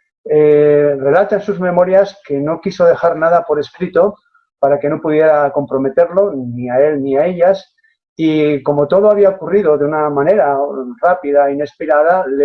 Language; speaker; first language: Spanish; native; Spanish